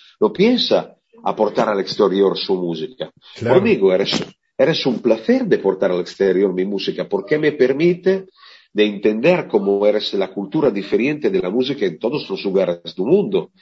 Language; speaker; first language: Spanish; non-native, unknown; Italian